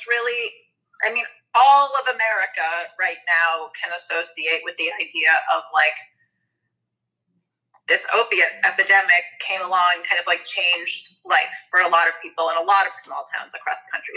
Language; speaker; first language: English; native; English